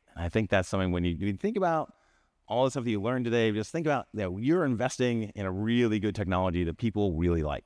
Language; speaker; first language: English; native; English